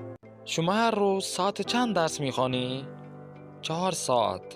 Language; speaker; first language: Persian; non-native, fluent; Urdu